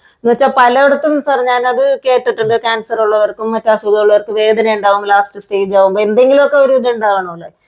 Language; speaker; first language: Malayalam; non-native, local second language; Konkani